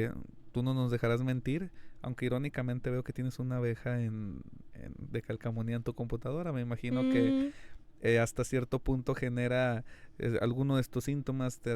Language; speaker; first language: Spanish; native; Spanish